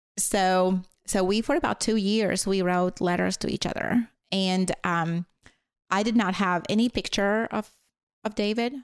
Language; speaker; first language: English; non-native, fluent; Latvian